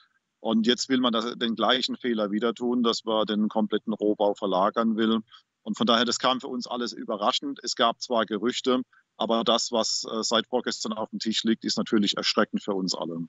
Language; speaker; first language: German; native; German